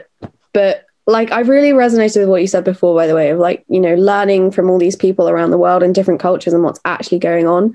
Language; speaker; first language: English; native; English